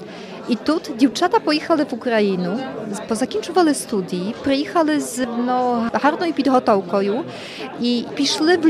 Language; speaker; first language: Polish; non-native, learner; Ukrainian